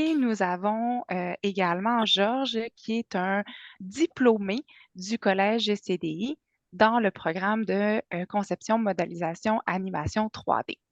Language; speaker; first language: French; native; French